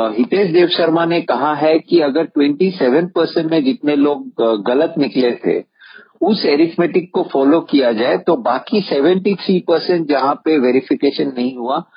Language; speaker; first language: Hindi; non-native, local second language; Assamese